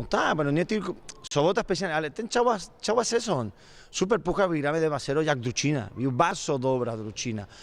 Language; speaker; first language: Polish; non-native, learner; Spanish